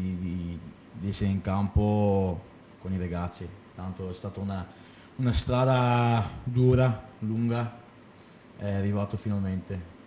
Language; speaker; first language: Italian; non-native, fluent; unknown